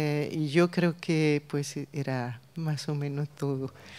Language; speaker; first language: Spanish; non-native, fluent; French